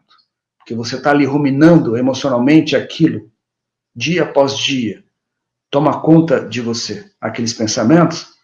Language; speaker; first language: Portuguese; native; Portuguese